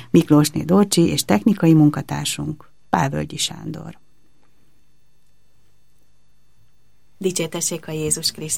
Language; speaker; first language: Hungarian; native; Hungarian